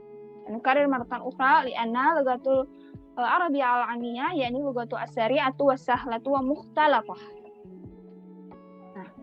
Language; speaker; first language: Arabic; non-native, learner; Indonesian